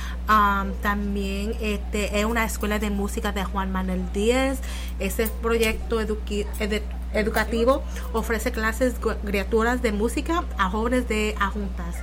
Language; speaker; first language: Spanish; early bilingual, other home language; English